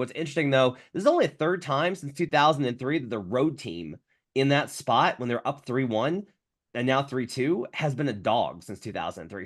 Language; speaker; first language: English; native; English